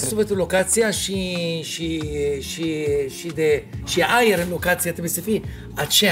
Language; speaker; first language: Romanian; non-native, fluent; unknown